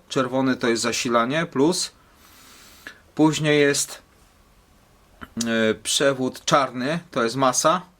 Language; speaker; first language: Polish; native; Polish